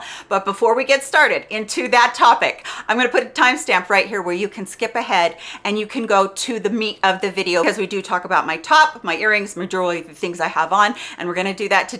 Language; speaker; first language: English; native; English